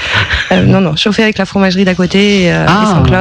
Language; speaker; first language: French; native; French